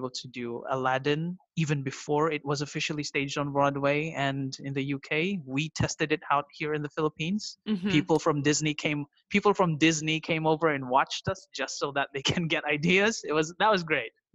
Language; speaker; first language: English; non-native, local second language; Filipino